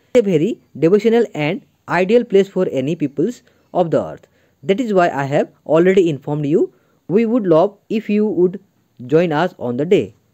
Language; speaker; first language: English; non-native, local second language; Assamese